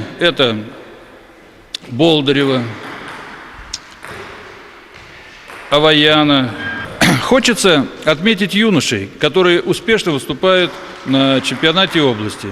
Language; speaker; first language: Russian; native; Russian